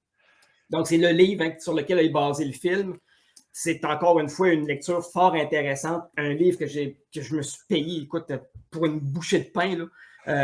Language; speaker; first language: French; native; French